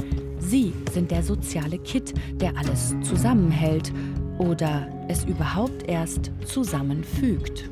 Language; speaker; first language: German; native; German